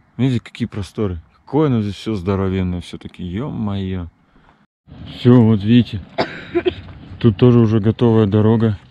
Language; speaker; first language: Russian; native; Russian